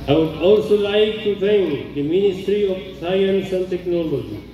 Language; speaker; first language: English; non-native, local second language; Maguindanaon